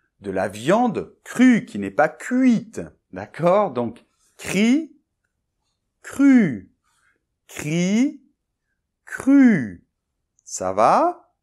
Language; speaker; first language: French; native; French